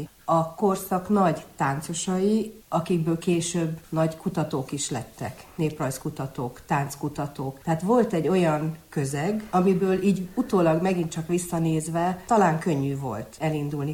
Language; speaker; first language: Hungarian; native; Hungarian